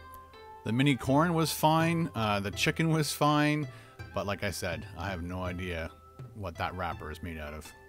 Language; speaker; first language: English; native; English